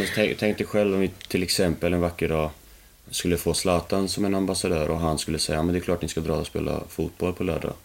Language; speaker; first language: Swedish; early bilingual, other home language; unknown